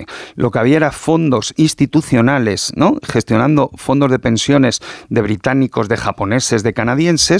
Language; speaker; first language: Spanish; native; Spanish